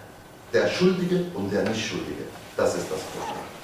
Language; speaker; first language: German; non-native, fluent; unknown